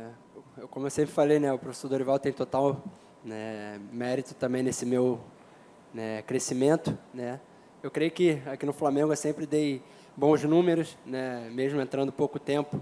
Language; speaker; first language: Portuguese; native; Portuguese